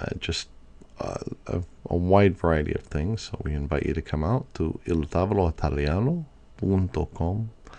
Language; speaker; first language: English; native; English